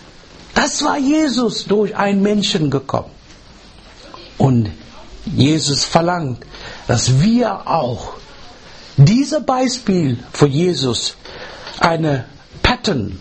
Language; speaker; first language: German; non-native, learner; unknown